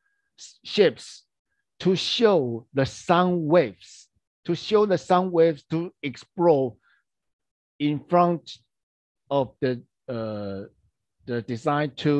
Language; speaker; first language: English; non-native, learner; Chinese